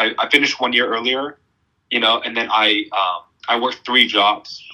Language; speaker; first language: English; early bilingual, other home language; Vietnamese